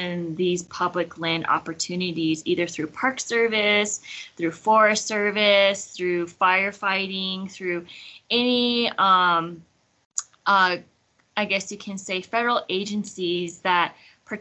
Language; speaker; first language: English; native; English